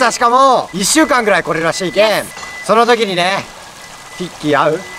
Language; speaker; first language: Japanese; native; Japanese